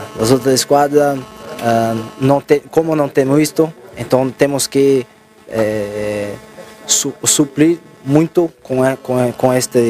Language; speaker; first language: Italian; non-native, learner; Portuguese